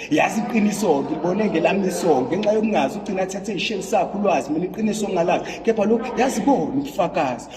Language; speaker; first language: Zulu; native; Zulu